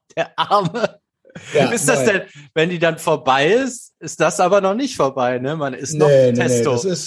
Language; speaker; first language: German; native; German